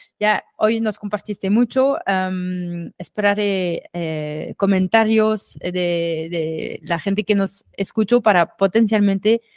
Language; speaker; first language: Spanish; non-native, fluent; French